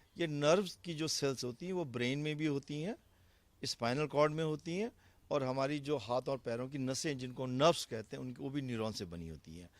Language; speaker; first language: Hindi; native; Hindi